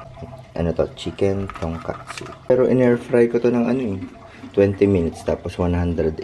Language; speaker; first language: Filipino; native; Filipino